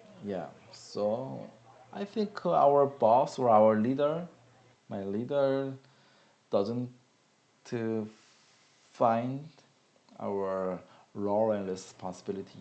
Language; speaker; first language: English; non-native, learner; Korean